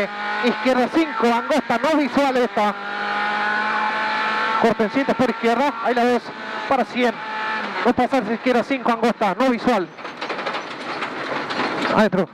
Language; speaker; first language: Spanish; native; Spanish